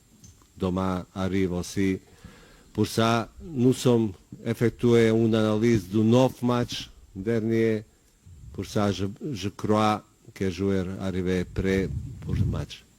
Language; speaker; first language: French; non-native, learner; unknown